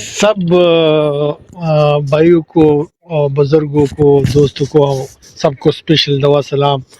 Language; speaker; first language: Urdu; non-native, local second language; Pashto